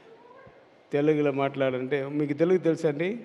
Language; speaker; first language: Telugu; non-native, learner; Tamil